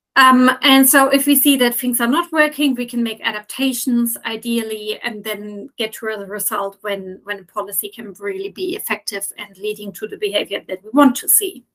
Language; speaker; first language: English; non-native, fluent; German